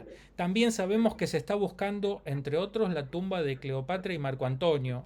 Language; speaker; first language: Spanish; native; Spanish